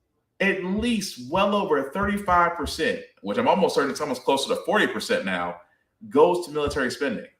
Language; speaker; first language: English; native; English